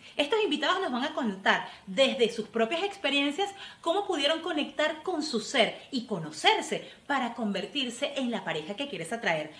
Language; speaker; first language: Spanish; native; Spanish